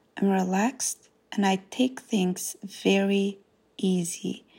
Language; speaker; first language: English; non-native, fluent; Macedonian